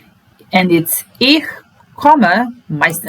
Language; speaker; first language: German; non-native, fluent; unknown